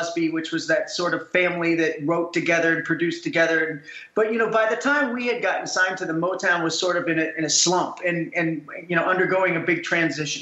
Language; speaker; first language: English; native; English